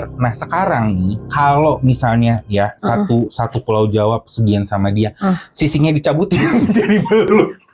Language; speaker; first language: Indonesian; native; Indonesian